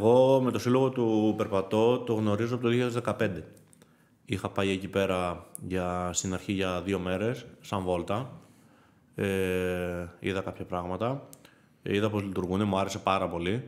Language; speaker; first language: Greek; native; Greek